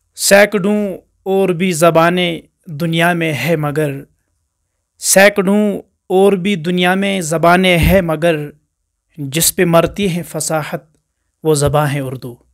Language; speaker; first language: Urdu; non-native, local second language; Kashmiri